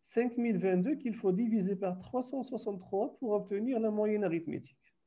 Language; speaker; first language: French; non-native, local second language; Arabic